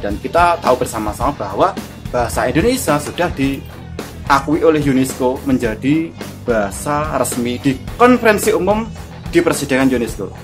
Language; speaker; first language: Indonesian; native; Indonesian